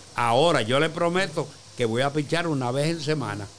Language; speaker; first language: Spanish; native; Spanish